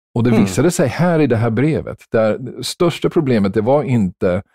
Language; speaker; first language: Swedish; non-native, fluent; English